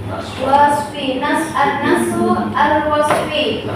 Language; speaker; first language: Arabic; non-native, learner; Indonesian